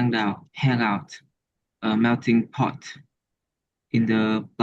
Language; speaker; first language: English; non-native, learner; Vietnamese